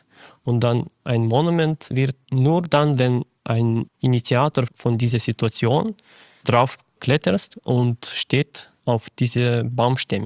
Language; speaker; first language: German; non-native, fluent; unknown